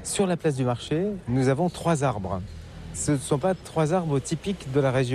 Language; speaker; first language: French; native; French